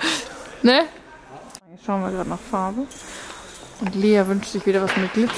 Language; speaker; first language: German; native; German